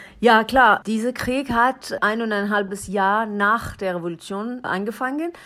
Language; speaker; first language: German; non-native, learner; Persian